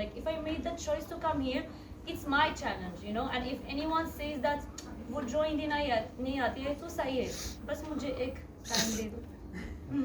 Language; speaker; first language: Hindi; non-native, learner; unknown